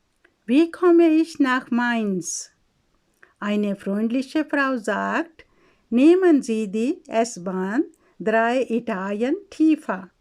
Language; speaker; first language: German; non-native, fluent; Urdu